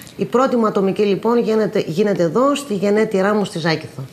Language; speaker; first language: Greek; native; Greek